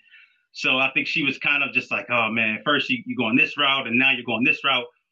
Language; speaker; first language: English; native; English